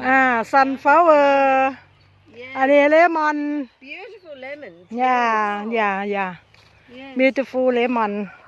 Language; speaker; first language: English; non-native, learner; Thai